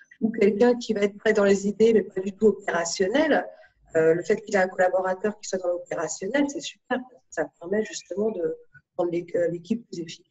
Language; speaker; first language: French; native; French